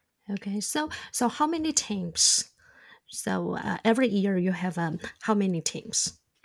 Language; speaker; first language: English; non-native, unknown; Chinese